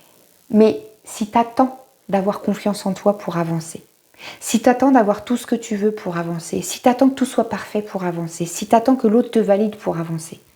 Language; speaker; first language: French; native; French